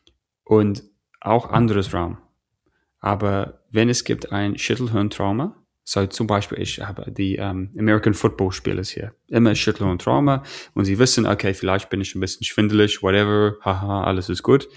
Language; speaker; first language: German; non-native, fluent; English